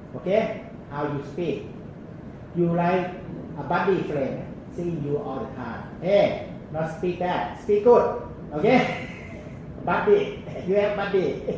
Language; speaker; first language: English; non-native, learner; Thai